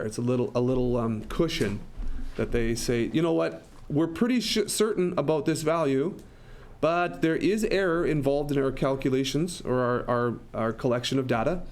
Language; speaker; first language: English; native; English